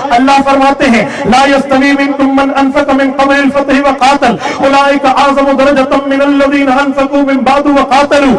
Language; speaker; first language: Urdu; non-native, local second language; Saraiki